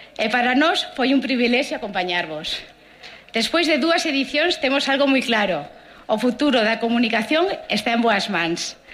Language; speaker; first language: Galician; non-native, local second language; Spanish